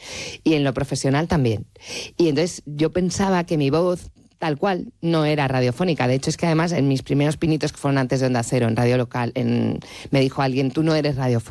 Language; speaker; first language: Spanish; native; Spanish